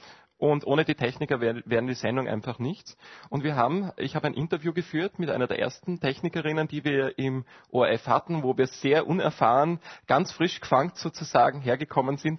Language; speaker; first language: German; native; German